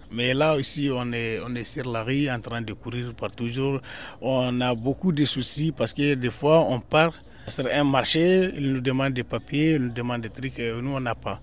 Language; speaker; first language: French; non-native, local second language; Tamasheq